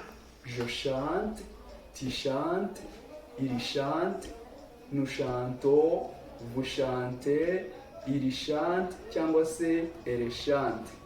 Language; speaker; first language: French; non-native, local second language; Kinyarwanda